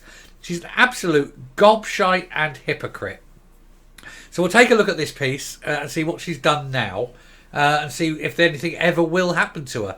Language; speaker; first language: English; native; English